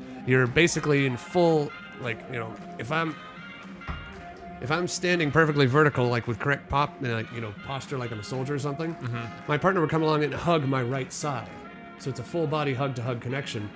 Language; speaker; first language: English; native; English